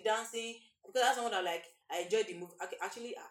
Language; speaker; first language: English; non-native, local second language; Igbo